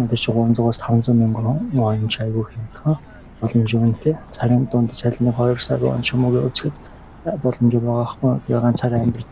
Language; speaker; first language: Mongolian; native; Mongolian